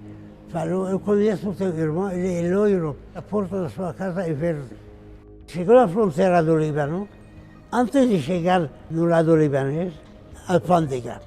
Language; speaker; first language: Portuguese; non-native, fluent; Arabic